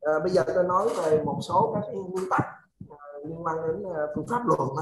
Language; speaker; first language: Vietnamese; native; Vietnamese